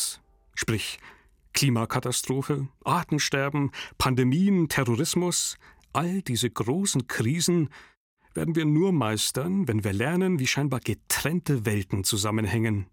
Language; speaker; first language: German; native; German